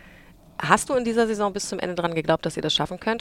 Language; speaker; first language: German; native; German